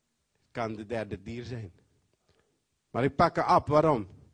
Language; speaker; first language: Dutch; non-native, fluent; Papiamento